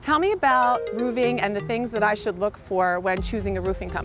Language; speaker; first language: English; native; English